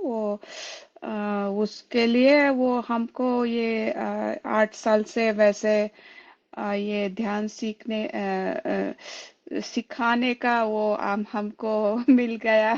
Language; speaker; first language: Hindi; non-native, local second language; Kannada